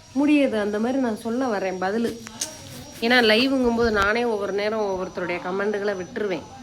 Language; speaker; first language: Tamil; native; Tamil